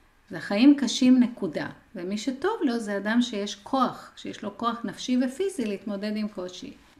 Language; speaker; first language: Hebrew; non-native, fluent; Spanish